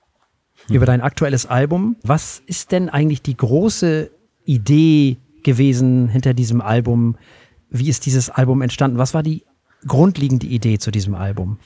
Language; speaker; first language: German; native; German